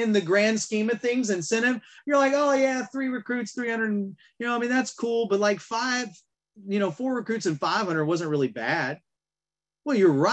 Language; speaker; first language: English; native; English